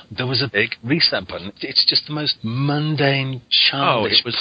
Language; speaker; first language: English; native; English